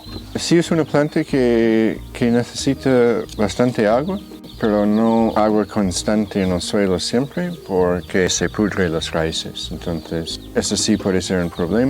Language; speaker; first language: Spanish; non-native, fluent; English